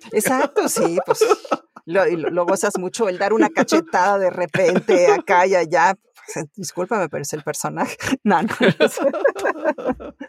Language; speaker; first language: Spanish; early bilingual, other home language; Italian